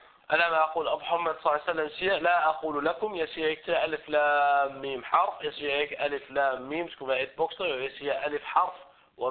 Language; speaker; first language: Danish; early bilingual, other home language; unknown